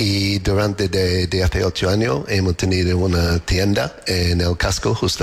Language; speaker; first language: Spanish; non-native, learner; English